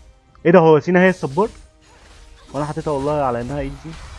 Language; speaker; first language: Arabic; native; Arabic